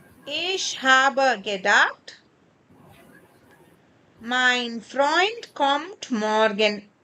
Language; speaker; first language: German; non-native, fluent; Kannada